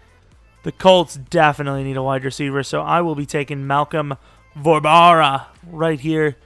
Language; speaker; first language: English; native; English